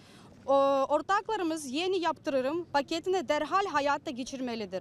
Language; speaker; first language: Turkish; non-native, fluent; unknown